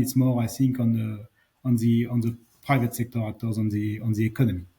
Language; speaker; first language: English; non-native, fluent; French